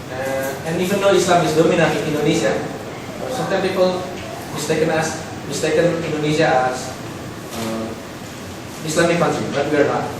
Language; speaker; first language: English; non-native, local second language; Indonesian